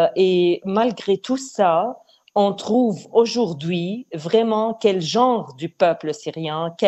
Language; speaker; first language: French; non-native, fluent; Arabic